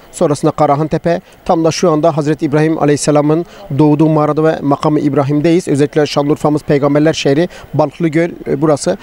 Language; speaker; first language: Turkish; native; Turkish